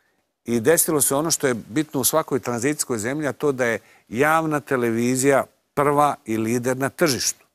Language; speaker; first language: Croatian; native; Croatian